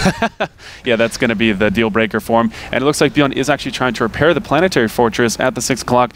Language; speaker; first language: English; native; English